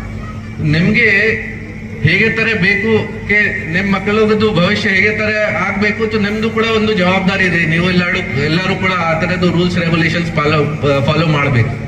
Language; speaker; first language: Kannada; non-native, fluent; Hindi